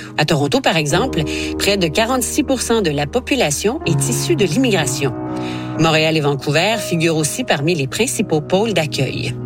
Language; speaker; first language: French; native; French